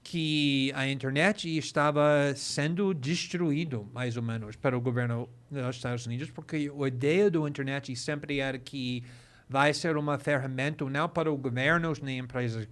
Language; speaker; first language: Portuguese; non-native, fluent; English